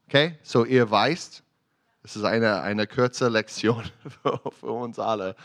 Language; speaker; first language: German; non-native, fluent; English